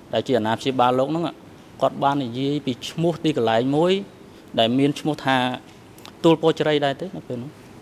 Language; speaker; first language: Khmer; native; Khmer